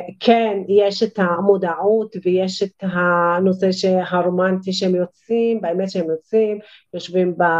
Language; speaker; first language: Hebrew; non-native, local second language; Arabic